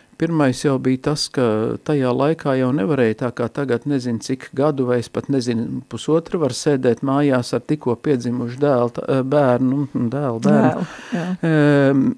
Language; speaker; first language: Latvian; native; Latvian